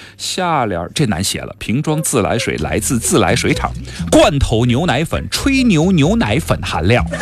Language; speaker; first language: Chinese; native; Chinese